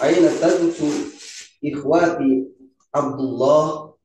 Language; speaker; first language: Arabic; non-native, learner; Indonesian